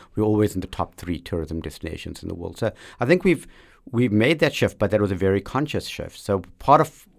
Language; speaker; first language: English; native; English